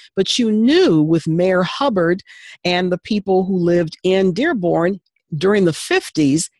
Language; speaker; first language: English; native; English